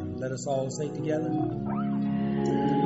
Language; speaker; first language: English; native; English